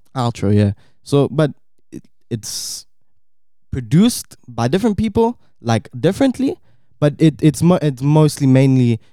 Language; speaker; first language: English; native; English